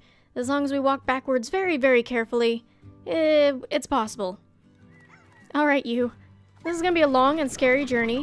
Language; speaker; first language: English; native; English